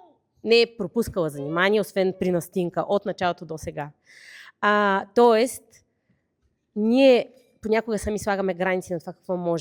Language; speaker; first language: Bulgarian; native; Bulgarian